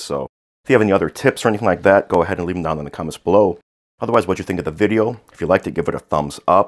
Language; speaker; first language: English; native; English